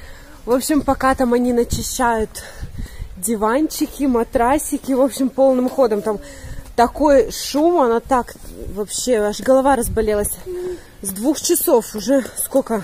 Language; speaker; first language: Russian; native; Russian